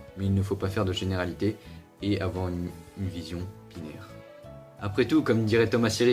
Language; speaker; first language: French; native; French